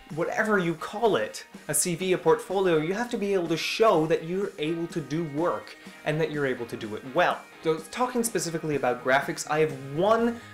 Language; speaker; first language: English; native; English